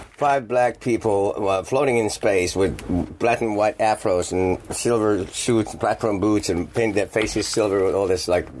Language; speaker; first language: English; non-native, fluent; Finnish